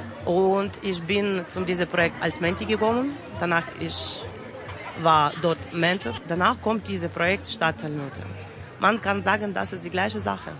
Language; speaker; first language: German; non-native, learner; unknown